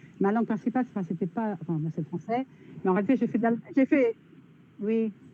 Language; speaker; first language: French; native; French